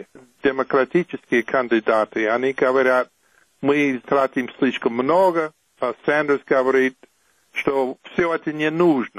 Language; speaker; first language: Russian; non-native, fluent; English